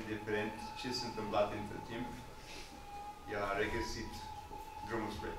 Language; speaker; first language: Romanian; non-native, fluent; English